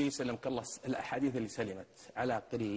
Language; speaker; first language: Arabic; native; Arabic